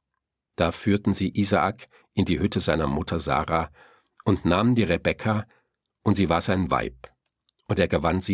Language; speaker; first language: German; native; German